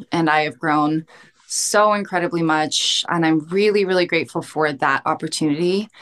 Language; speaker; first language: English; early bilingual, other home language; Korean